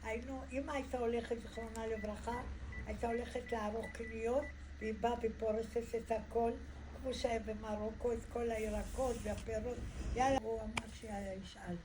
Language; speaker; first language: Hebrew; early bilingual, other home language; Arabic